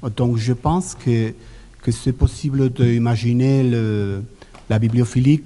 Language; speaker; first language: French; non-native, learner; Spanish